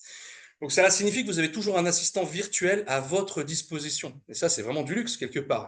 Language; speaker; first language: French; native; French